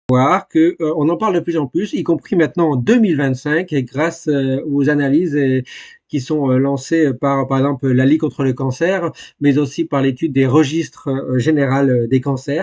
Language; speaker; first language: French; native; French